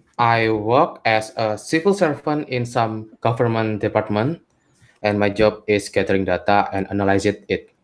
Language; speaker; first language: English; non-native, learner; Indonesian